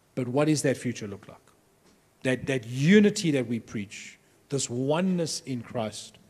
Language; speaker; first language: English; native; English